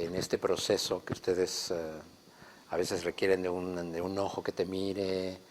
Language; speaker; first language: Spanish; native; Spanish